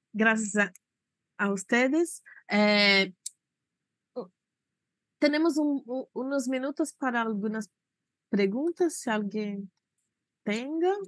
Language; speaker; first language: Spanish; non-native, fluent; Portuguese